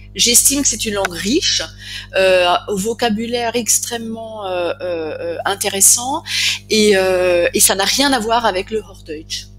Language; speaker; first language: French; native; French